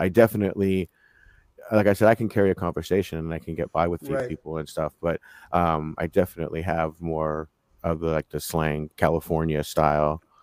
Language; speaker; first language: English; native; English